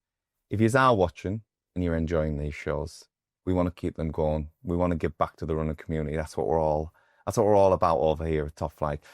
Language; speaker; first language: English; native; English